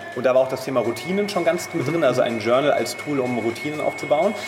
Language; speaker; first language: German; native; German